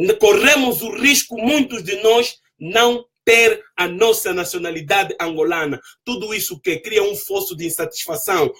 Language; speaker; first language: Portuguese; native; Portuguese